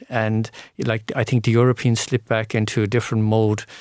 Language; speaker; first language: English; native; English